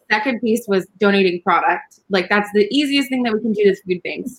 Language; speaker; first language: English; early bilingual, other home language; Spanish